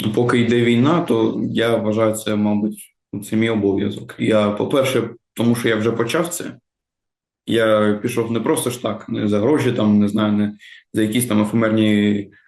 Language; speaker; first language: Ukrainian; native; Ukrainian